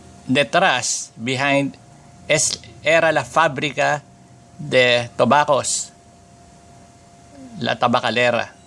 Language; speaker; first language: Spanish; non-native, fluent; Filipino